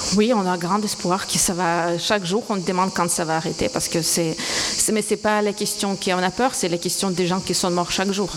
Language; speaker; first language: French; non-native, fluent; Ukrainian